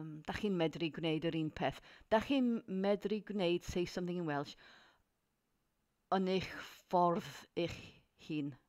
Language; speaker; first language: Welsh; non-native, learner; English